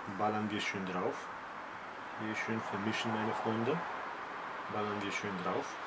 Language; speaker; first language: German; early bilingual, other home language; Polish